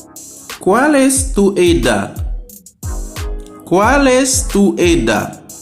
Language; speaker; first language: Spanish; non-native, fluent; Haitian Creole